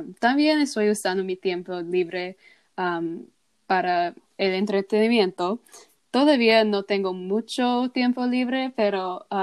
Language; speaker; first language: Spanish; non-native, learner; English